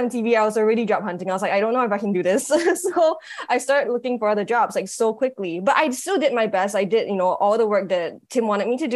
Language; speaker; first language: English; native; English